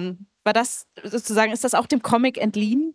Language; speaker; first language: German; native; German